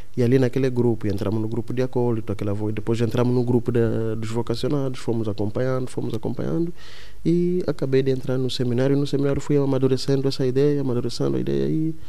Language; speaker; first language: Portuguese; non-native, local second language; Kongo